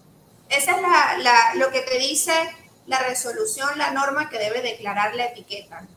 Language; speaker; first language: Spanish; native; Spanish